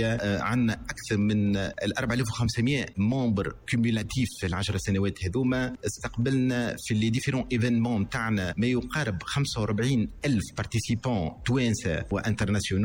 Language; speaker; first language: Arabic; native; Arabic